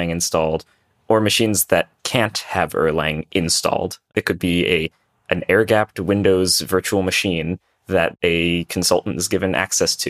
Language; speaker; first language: English; native; English